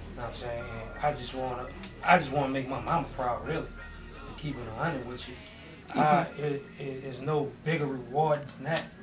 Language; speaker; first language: English; native; English